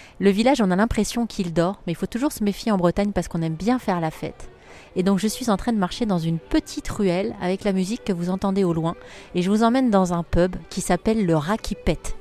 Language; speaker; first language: French; native; French